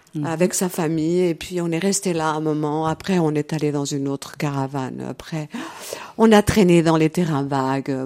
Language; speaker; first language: French; early bilingual, other home language; Portuguese